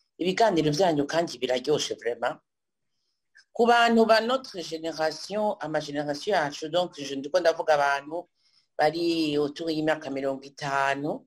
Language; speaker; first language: Rundi; early bilingual, heritage; Rundi